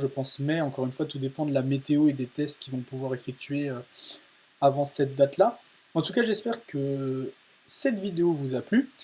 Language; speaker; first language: French; native; French